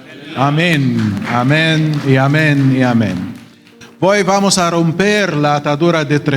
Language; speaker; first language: Spanish; non-native, fluent; Arabic